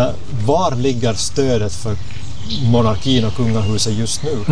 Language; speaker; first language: Swedish; native; Swedish